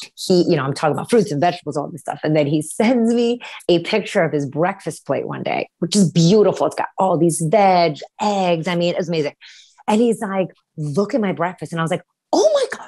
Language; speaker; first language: English; early bilingual, other home language; Romanian